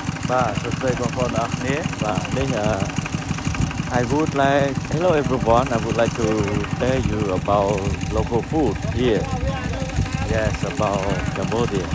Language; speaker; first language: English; non-native, learner; Khmer